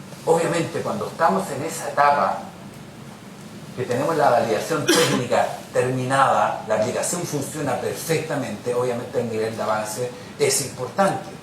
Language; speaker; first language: Spanish; native; Spanish